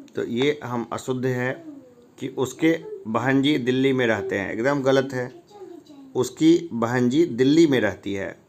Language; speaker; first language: Hindi; native; Hindi